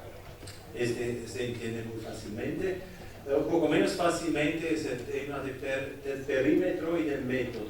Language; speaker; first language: Spanish; non-native, fluent; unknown